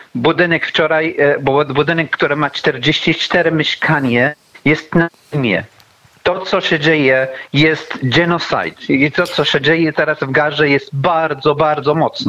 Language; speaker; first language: Polish; non-native, learner; Arabic